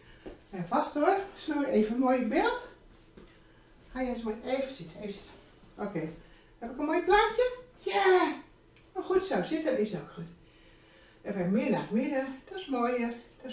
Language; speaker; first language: Dutch; native; Dutch